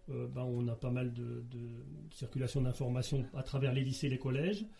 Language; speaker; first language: French; native; French